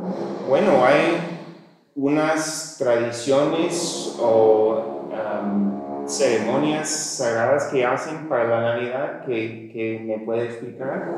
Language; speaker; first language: Spanish; non-native, fluent; English